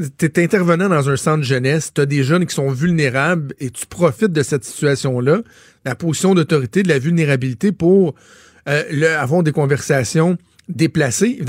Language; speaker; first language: French; native; French